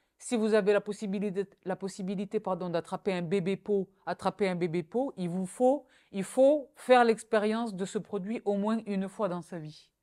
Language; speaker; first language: French; native; French